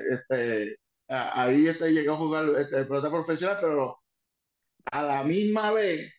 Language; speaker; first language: Spanish; early bilingual, heritage; Spanish